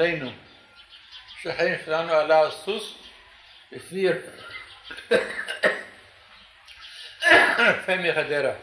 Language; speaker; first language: Hebrew; non-native, fluent; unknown